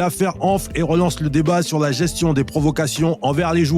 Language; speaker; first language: French; native; French